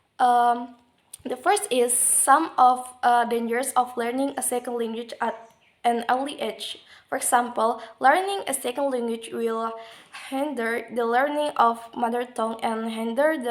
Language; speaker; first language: English; non-native, learner; Indonesian